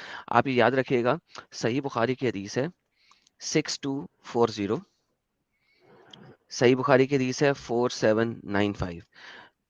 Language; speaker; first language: Hindi; native; Hindi